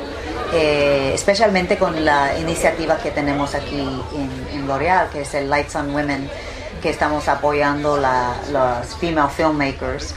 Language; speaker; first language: Spanish; early bilingual, heritage; Spanish